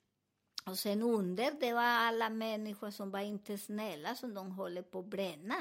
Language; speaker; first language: Swedish; non-native, learner; Spanish